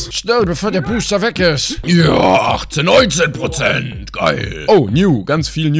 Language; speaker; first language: German; native; German